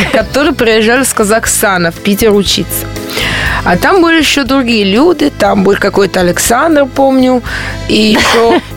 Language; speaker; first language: Russian; non-native, fluent; Italian